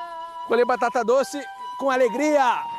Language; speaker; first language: Portuguese; native; Portuguese